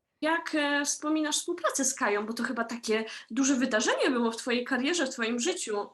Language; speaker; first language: Polish; native; Polish